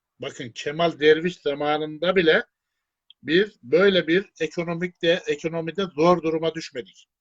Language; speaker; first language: Turkish; native; Turkish